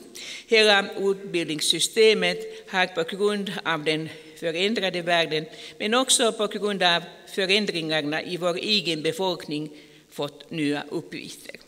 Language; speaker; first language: Swedish; non-native, fluent; Finnish